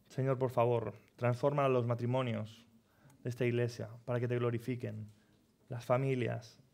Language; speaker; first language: Spanish; native; Spanish